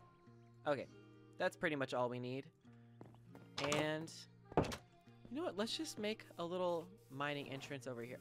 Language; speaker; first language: English; native; English